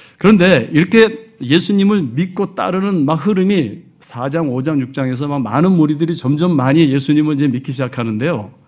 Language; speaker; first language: Korean; early bilingual, heritage; Korean